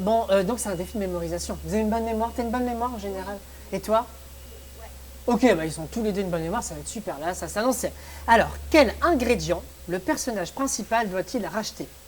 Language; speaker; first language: French; native; French